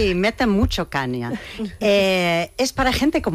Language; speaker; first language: Spanish; non-native, fluent; English